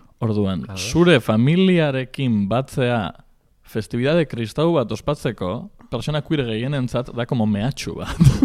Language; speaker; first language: Basque; non-native, local second language; Spanish